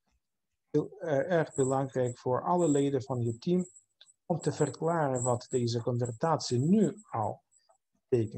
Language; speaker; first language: Dutch; non-native, fluent; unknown